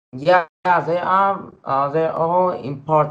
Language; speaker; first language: English; non-native, learner; Vietnamese